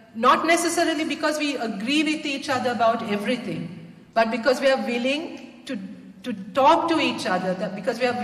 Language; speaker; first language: English; non-native, local second language; Sinhala